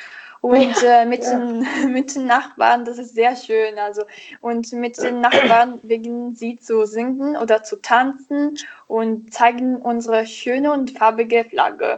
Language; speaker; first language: German; non-native, learner; Italian